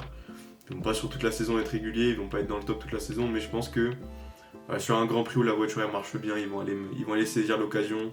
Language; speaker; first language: French; native; French